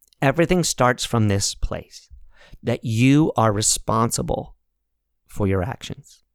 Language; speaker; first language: English; native; English